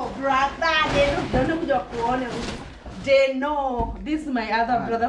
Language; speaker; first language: English; non-native, local second language; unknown